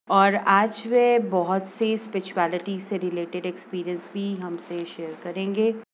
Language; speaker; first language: Hindi; native; Hindi